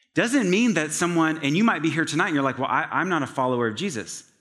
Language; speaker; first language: English; native; English